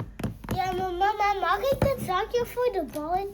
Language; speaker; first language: Dutch; early bilingual, other home language; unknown